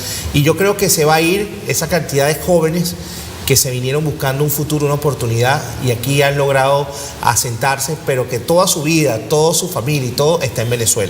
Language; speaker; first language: Spanish; native; Spanish